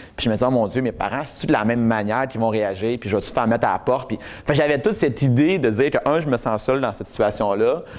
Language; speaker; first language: French; native; French